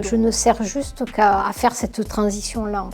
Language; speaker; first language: French; native; French